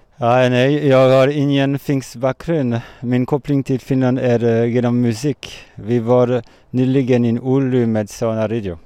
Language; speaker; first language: Swedish; non-native, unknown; French